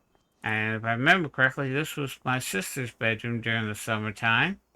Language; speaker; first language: English; native; English